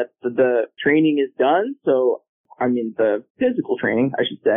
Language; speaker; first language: English; native; English